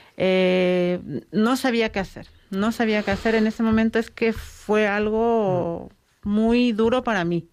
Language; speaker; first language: Spanish; native; Spanish